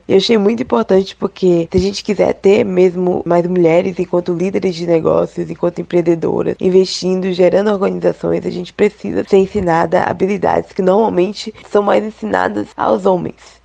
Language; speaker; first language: Portuguese; native; Portuguese